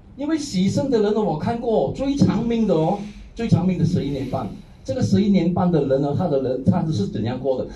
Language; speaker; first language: Chinese; non-native, local second language; Hakka Chinese